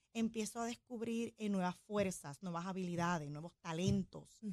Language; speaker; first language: Spanish; native; Spanish